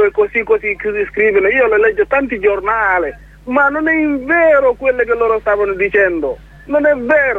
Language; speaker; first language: Italian; non-native, learner; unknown